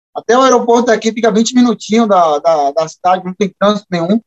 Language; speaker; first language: Portuguese; native; Portuguese